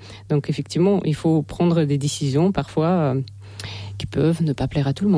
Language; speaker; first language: French; non-native, fluent; Ukrainian